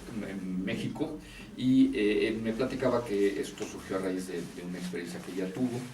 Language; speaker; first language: Spanish; native; Spanish